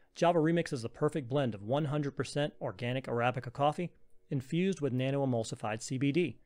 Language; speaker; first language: English; native; English